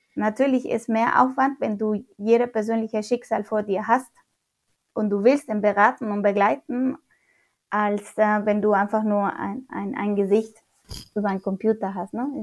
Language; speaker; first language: German; non-native, fluent; Spanish